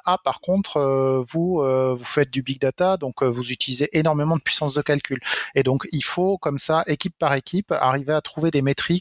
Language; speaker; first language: French; native; French